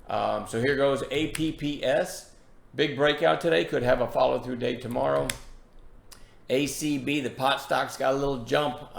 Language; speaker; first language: English; native; English